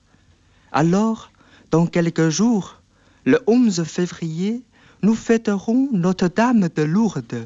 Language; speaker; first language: French; non-native, fluent; Chinese